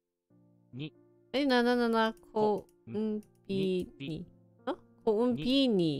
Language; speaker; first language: Japanese; non-native, learner; Korean